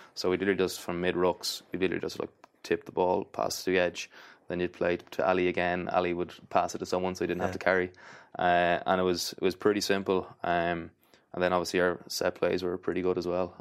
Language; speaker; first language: English; native; English